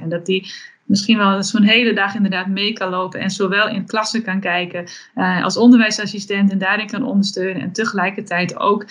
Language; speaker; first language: Dutch; native; Dutch